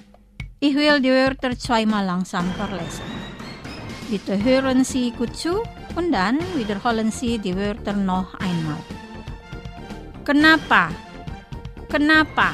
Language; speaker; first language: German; non-native, fluent; Indonesian